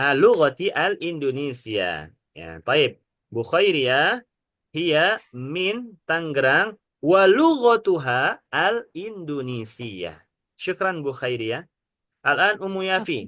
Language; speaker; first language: Arabic; non-native, fluent; Indonesian